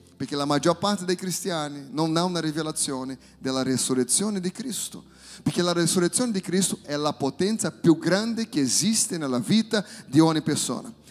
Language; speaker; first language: Italian; non-native, fluent; Portuguese